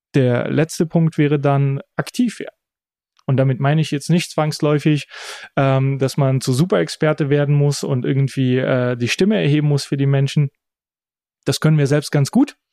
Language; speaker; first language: German; early bilingual, other home language; Bulgarian